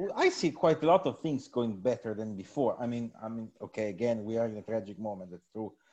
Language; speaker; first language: English; non-native, fluent; Italian